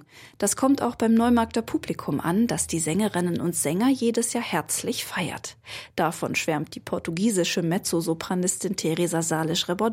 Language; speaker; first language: German; native; German